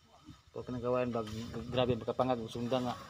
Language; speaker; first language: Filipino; non-native, local second language; Cebuano